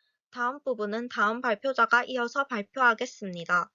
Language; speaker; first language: Korean; native; Korean